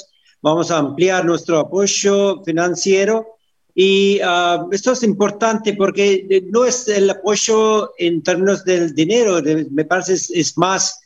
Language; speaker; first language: Spanish; non-native, fluent; Hindi